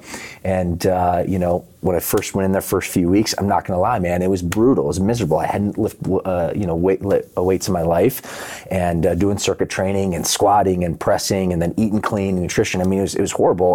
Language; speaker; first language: English; native; English